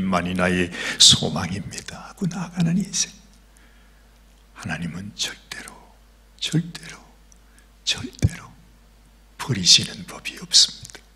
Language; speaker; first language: Korean; native; Korean